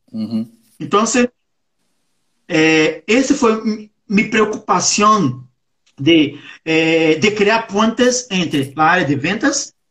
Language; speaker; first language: Portuguese; non-native, learner; Spanish